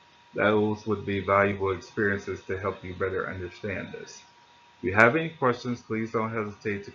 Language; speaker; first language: English; native; English